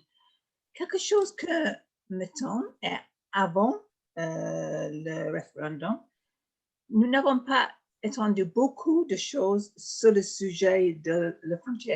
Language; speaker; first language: French; non-native, fluent; English